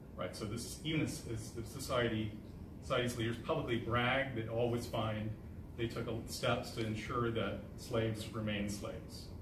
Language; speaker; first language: English; native; English